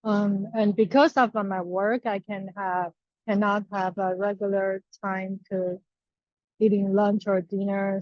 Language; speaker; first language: English; non-native, learner; Chinese